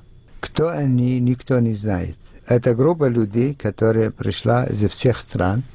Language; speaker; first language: Russian; non-native, fluent; Arabic